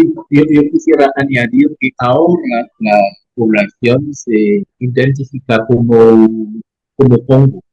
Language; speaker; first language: Spanish; non-native, learner; French